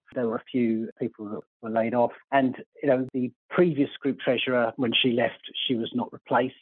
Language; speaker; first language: English; native; English